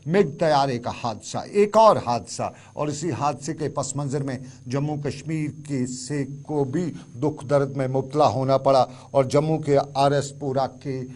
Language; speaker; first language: Urdu; non-native, local second language; Kashmiri